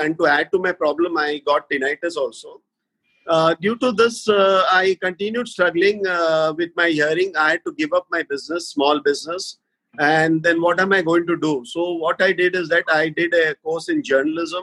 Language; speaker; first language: English; non-native, local second language; Marathi